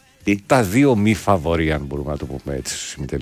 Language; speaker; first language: Greek; native; Greek